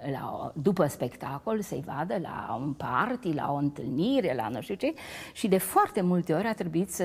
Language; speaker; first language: Romanian; native; Romanian